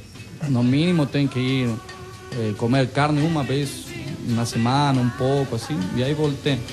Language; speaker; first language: Portuguese; non-native, fluent; Spanish